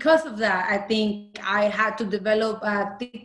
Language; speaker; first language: English; early bilingual, other home language; Spanish